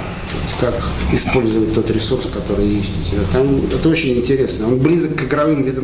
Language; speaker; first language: Russian; native; Russian